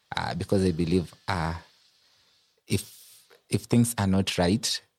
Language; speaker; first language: English; non-native, local second language; Luo (Kenya and Tanzania)